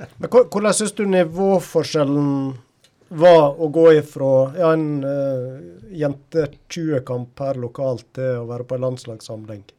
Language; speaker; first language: Norwegian; native; Norwegian